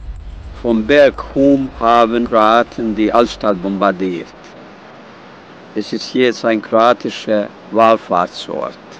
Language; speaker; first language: German; non-native, fluent; Bosnian